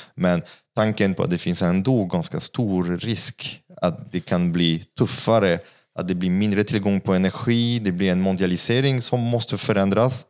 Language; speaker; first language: Swedish; non-native, fluent; French